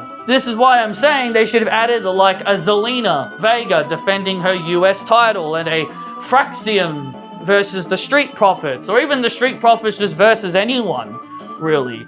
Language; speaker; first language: English; native; English